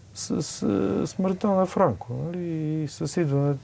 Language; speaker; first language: Bulgarian; native; Bulgarian